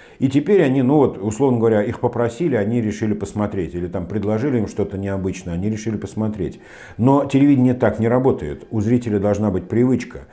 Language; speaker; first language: Russian; native; Russian